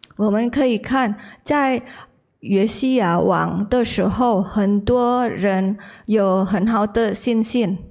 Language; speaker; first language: Chinese; non-native, learner; Indonesian